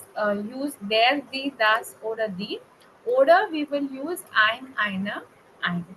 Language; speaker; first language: German; non-native, fluent; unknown